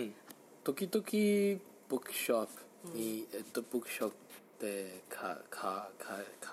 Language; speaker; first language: Japanese; non-native, learner; Chinese